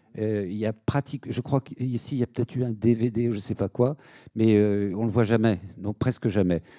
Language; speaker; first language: French; native; French